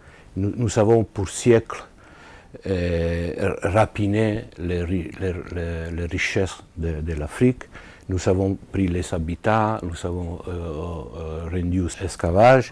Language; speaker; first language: French; non-native, learner; Italian